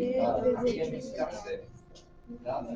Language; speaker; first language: Spanish; non-native, fluent; English